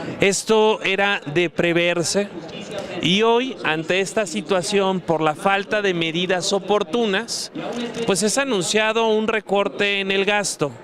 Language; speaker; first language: Spanish; native; Spanish